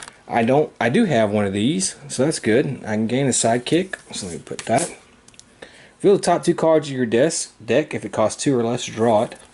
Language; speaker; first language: English; native; English